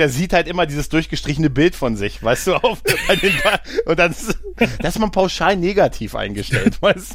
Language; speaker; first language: German; native; German